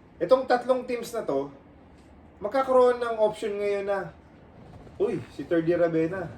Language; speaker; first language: Filipino; native; Filipino